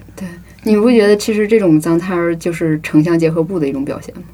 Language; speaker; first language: Chinese; native; Chinese